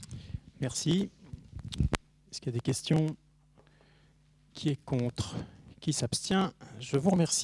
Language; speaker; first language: French; native; French